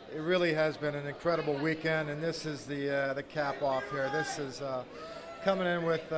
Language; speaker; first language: English; non-native, local second language; French